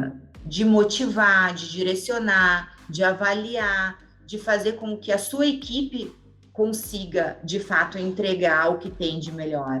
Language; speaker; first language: Portuguese; native; Portuguese